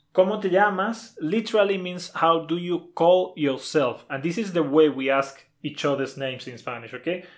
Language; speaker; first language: English; non-native, fluent; Spanish